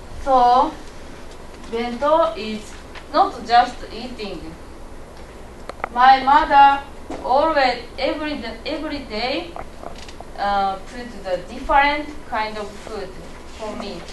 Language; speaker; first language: English; non-native, learner; Japanese